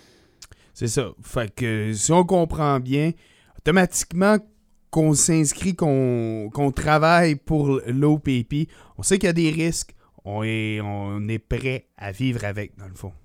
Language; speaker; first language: French; native; French